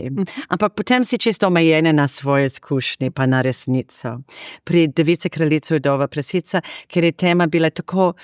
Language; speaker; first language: Slovenian; non-native, fluent; English